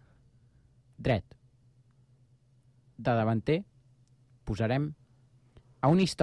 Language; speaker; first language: Catalan; native; Catalan